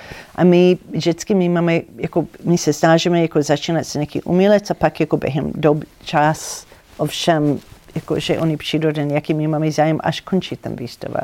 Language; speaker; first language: Czech; non-native, fluent; English